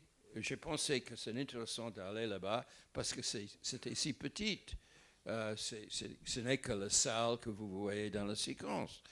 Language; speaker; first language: French; non-native, fluent; English